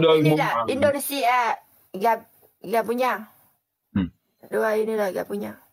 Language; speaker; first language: Indonesian; non-native, learner; Vietnamese